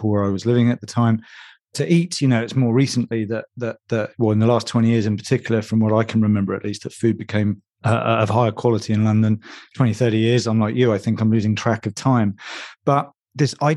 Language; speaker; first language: English; native; English